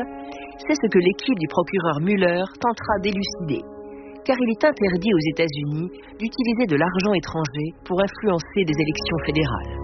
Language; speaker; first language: French; native; French